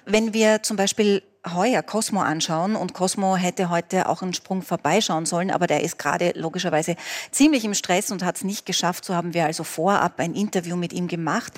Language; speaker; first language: German; native; German